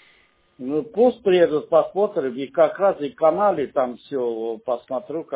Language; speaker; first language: Russian; non-native, local second language; Armenian